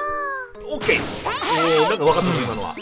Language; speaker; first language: Japanese; native; Japanese